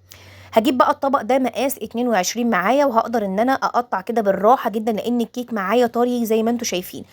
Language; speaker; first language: Arabic; native; Arabic